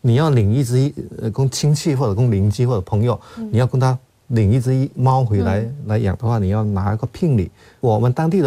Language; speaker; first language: Chinese; native; Chinese